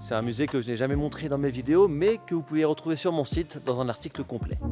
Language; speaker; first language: French; native; French